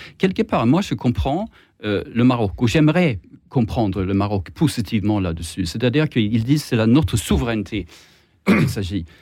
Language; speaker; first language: French; non-native, fluent; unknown